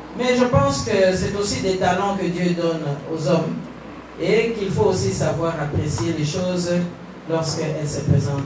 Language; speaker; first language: French; non-native, local second language; Kongo